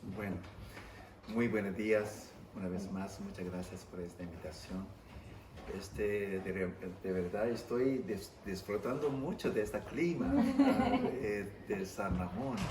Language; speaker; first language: Spanish; non-native, fluent; English